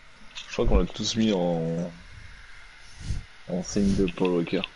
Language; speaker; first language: French; native; French